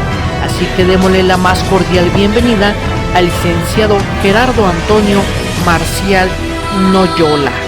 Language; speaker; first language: Spanish; native; Spanish